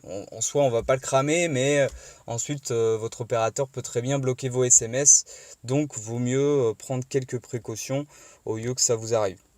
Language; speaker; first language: French; native; French